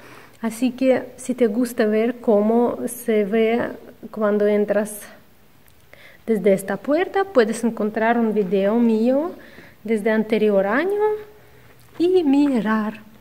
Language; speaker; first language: Spanish; non-native, fluent; Russian